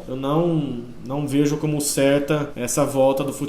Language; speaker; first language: Portuguese; native; Portuguese